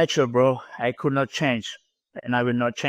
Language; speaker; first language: English; non-native, learner; French